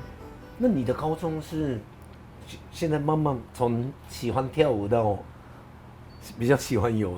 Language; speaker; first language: Chinese; non-native, fluent; Japanese